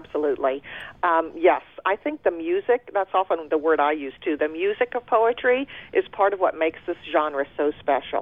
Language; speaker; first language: English; early bilingual, other home language; German